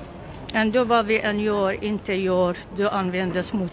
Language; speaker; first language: Swedish; non-native, local second language; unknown